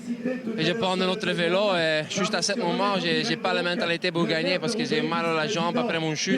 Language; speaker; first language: French; non-native, local second language; Dutch